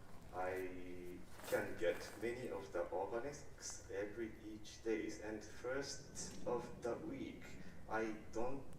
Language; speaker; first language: English; non-native, learner; Japanese